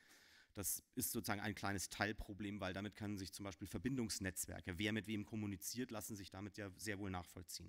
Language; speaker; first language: German; native; German